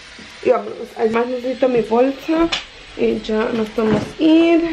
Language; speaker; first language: Spanish; early bilingual, heritage; Spanish